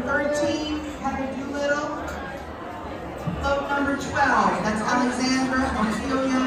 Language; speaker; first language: English; native; English